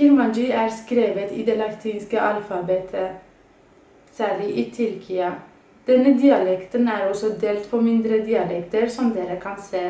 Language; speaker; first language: Norwegian; non-native, fluent; Kurdish